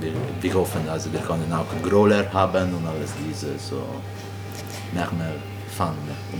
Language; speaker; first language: German; non-native, learner; Italian